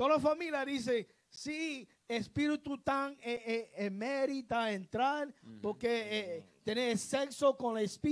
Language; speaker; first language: Spanish; non-native, learner; English